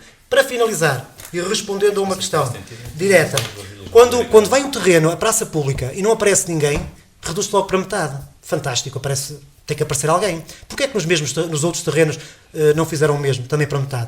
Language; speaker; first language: Portuguese; native; Portuguese